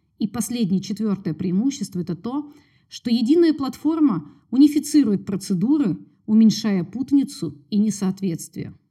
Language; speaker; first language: Russian; native; Russian